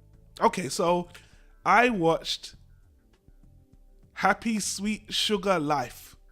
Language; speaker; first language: English; native; English